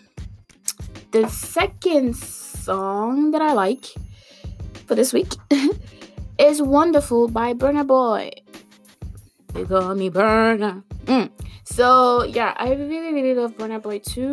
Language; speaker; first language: English; non-native, local second language; Igbo